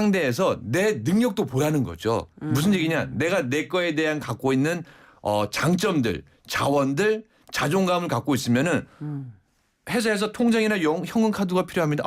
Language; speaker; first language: Korean; native; Korean